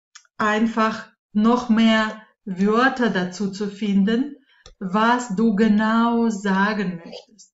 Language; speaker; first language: German; non-native, fluent; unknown